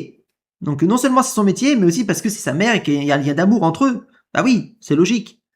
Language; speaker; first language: French; native; French